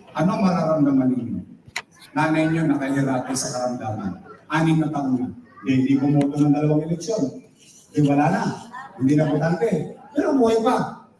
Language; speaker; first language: Filipino; native; Filipino